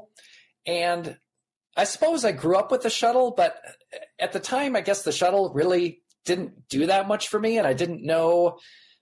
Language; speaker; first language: English; native; English